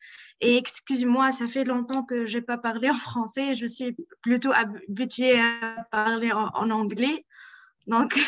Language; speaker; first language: French; non-native, local second language; Arabic